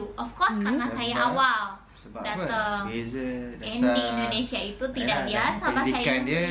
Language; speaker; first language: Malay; non-native, local second language; Sundanese